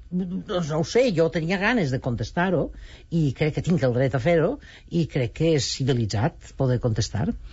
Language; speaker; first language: Catalan; native; Catalan